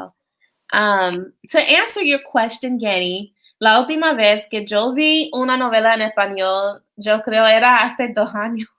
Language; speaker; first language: Spanish; non-native, fluent; English